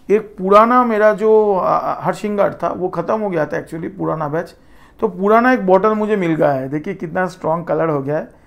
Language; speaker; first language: Hindi; non-native, local second language; Bangla